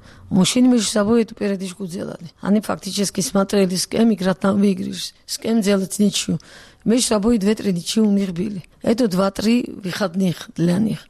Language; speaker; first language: Russian; non-native, local second language; Georgian